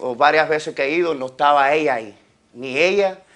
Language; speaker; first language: Spanish; early bilingual, heritage; Spanish